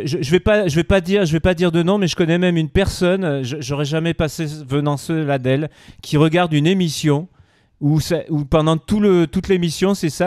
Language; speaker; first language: French; native; French